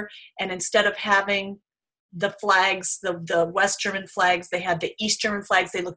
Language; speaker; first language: English; native; English